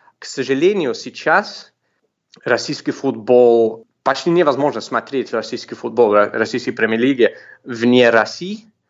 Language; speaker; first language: Russian; non-native, fluent; English